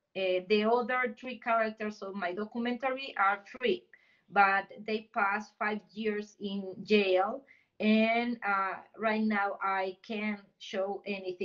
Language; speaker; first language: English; non-native, learner; Spanish